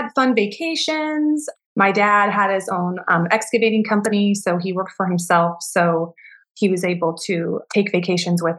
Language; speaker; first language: English; native; English